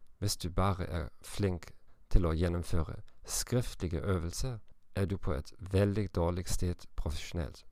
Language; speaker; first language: Norwegian; non-native, learner; German